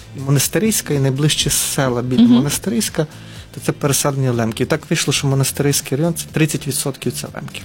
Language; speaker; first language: Ukrainian; native; Ukrainian